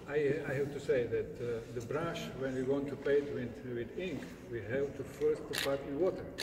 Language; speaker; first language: English; non-native, learner; Slovak